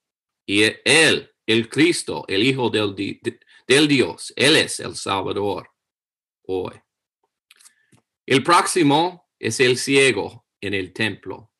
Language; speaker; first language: Spanish; non-native, fluent; English